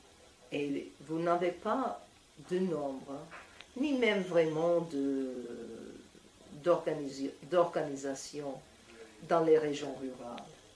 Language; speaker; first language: French; non-native, fluent; English